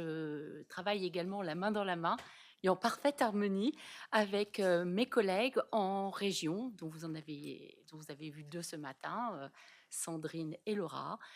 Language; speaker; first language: French; native; French